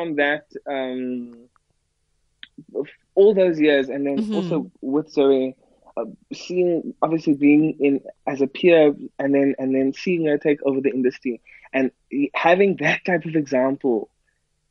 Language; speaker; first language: English; native; English